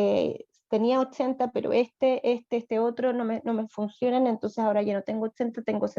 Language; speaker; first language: Spanish; native; Spanish